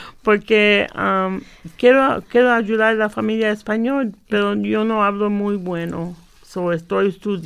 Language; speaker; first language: Spanish; early bilingual, heritage; Spanish